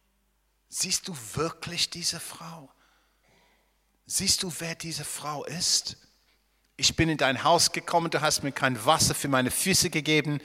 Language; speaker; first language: German; non-native, fluent; English